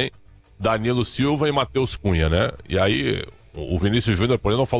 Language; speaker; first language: Portuguese; native; Portuguese